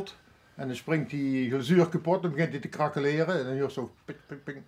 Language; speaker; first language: Dutch; native; Dutch